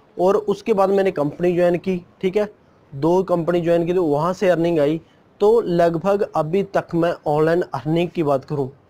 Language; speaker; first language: Hindi; non-native, local second language; Punjabi